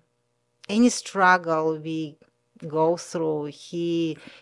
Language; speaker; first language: English; non-native, learner; Russian